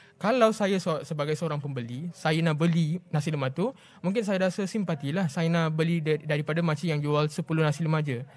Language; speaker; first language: Malay; non-native, local second language; Tamil